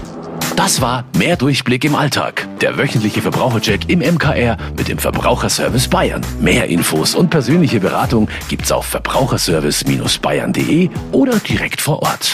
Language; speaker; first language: German; native; German